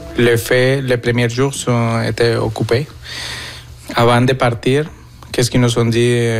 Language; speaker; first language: French; non-native, fluent; Spanish